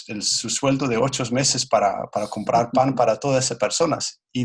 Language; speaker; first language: Spanish; non-native, fluent; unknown